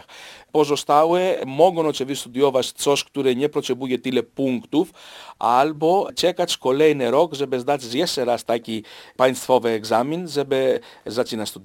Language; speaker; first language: Polish; non-native, fluent; Greek